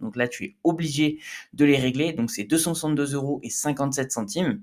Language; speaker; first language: French; native; French